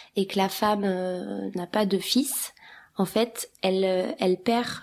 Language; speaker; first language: French; early bilingual, other home language; Albanian